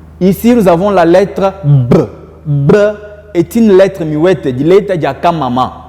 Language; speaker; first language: French; non-native, local second language; Luba-Lulua